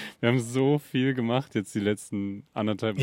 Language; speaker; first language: German; native; German